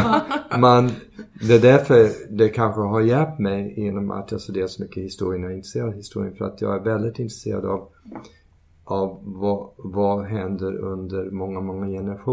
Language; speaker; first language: Swedish; early bilingual, heritage; Swedish